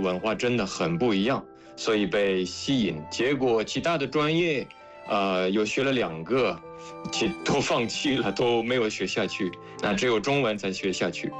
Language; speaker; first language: Chinese; non-native, fluent; French